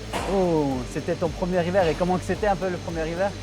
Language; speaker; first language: French; native; French